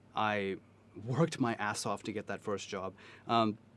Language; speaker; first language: English; native; English